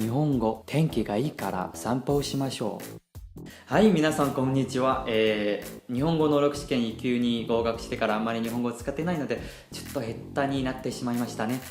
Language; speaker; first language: Japanese; non-native, fluent; Chinese